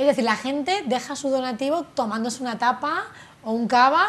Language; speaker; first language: Spanish; native; Spanish